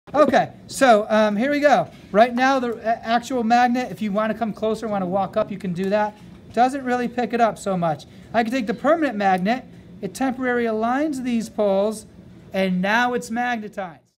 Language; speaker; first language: English; native; English